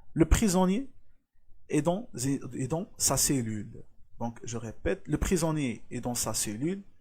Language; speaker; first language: French; non-native, local second language; Arabic